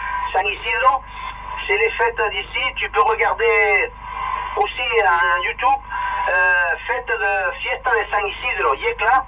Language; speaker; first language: French; early bilingual, other home language; Spanish